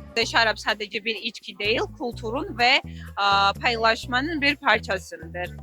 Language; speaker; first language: Turkish; non-native, fluent; Georgian